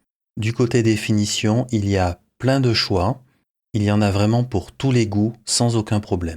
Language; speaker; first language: French; native; French